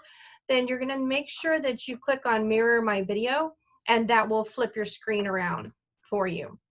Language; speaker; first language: English; native; English